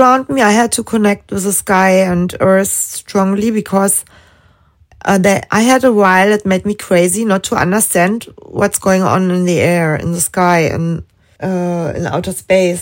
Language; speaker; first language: English; non-native, fluent; German